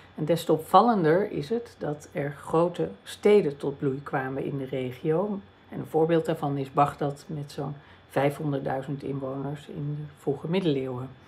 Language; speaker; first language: Dutch; native; Dutch